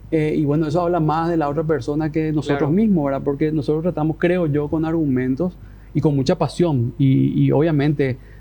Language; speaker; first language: Spanish; native; Spanish